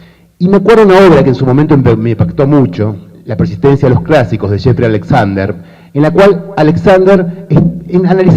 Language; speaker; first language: Spanish; native; Spanish